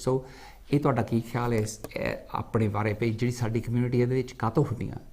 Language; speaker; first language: Punjabi; early bilingual, heritage; Punjabi